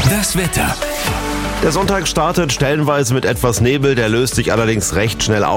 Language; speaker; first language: German; native; German